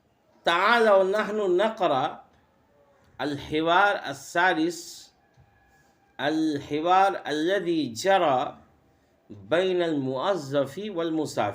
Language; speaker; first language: Arabic; non-native, fluent; Bangla